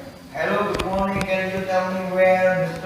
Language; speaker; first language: English; non-native, learner; Indonesian